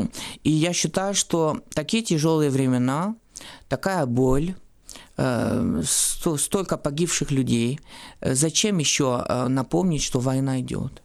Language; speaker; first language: Russian; non-native, fluent; French